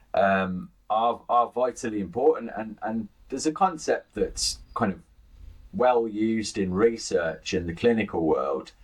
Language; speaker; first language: English; native; English